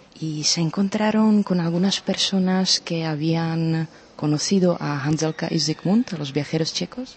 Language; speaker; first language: Spanish; non-native, fluent; Czech